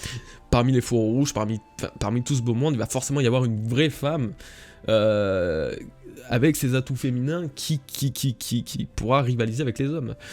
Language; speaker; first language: French; native; French